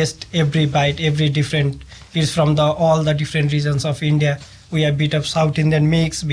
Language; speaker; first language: English; non-native, local second language; Nepali